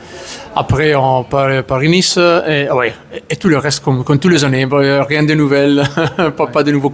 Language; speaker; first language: French; non-native, learner; Italian